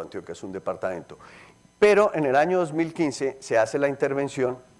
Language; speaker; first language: Spanish; native; Spanish